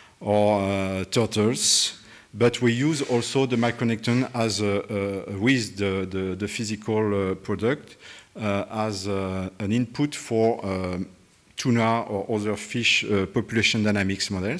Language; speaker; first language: English; non-native, fluent; French